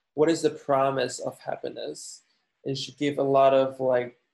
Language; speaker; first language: English; non-native, fluent; Chinese